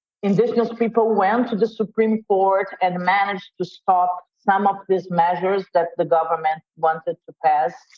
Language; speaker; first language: English; non-native, fluent; Portuguese